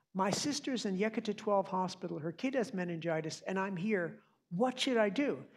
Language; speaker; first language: English; native; English